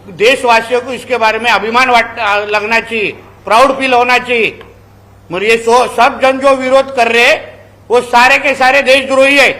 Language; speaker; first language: Hindi; non-native, local second language; Marathi